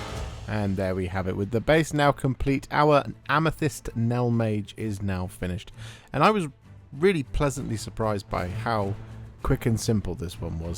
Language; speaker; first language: English; native; English